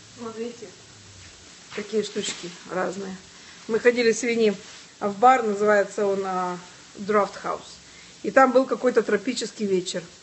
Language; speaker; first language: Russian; native; Russian